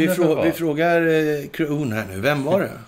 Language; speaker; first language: Swedish; native; Swedish